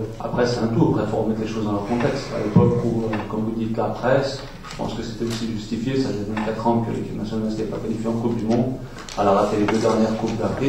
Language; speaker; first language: French; native; French